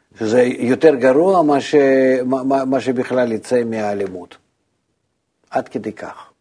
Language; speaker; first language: Hebrew; non-native, fluent; Russian